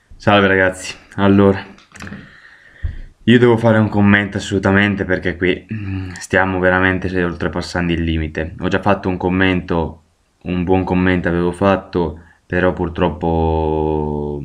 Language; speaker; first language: Italian; native; Italian